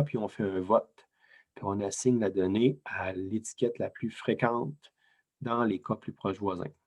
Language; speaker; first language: French; native; French